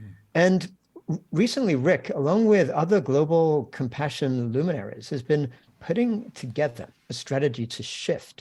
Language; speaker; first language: English; native; English